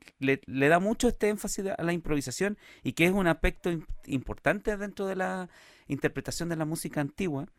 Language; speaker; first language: Spanish; native; Spanish